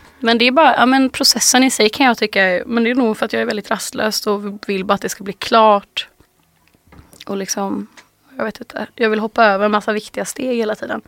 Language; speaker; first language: Swedish; native; Swedish